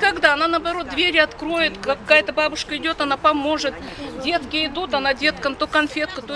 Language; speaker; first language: Russian; native; Russian